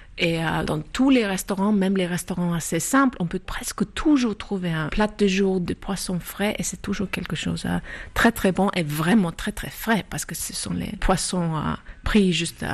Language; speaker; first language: French; non-native, fluent; Icelandic